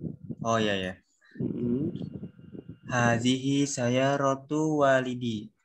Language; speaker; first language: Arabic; non-native, learner; Indonesian